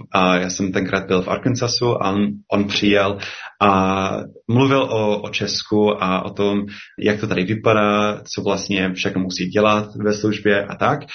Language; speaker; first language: Czech; non-native, fluent; English